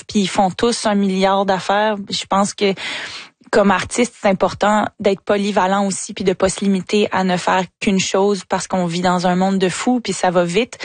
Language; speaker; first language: French; native; French